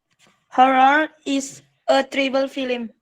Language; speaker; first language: English; non-native, learner; Indonesian